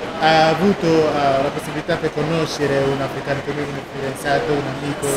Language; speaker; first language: Italian; non-native, learner; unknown